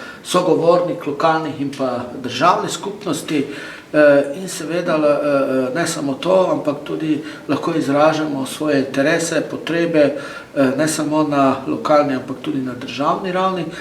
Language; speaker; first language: Slovenian; non-native, local second language; Romany